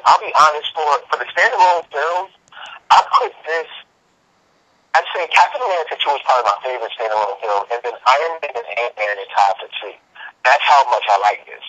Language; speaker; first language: English; native; English